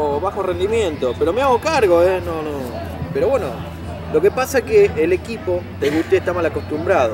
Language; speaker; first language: Spanish; native; Spanish